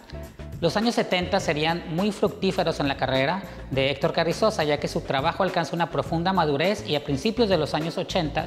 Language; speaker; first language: Spanish; native; Spanish